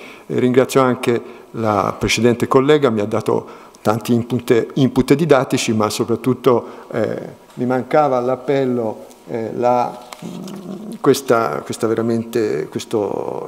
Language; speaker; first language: Italian; native; Italian